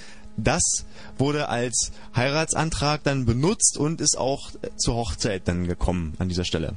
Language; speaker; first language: German; native; German